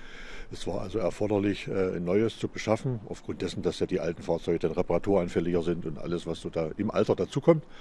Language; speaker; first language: German; native; German